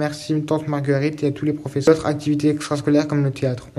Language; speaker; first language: French; native; French